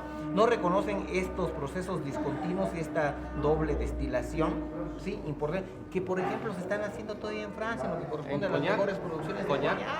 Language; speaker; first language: Spanish; native; Spanish